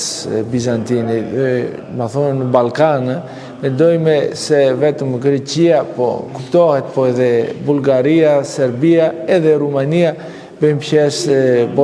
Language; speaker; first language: Albanian; non-native, fluent; Greek